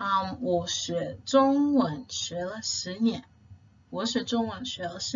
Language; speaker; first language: Chinese; non-native, fluent; English